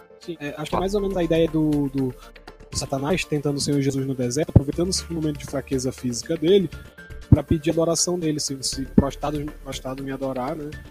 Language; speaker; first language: Portuguese; native; Portuguese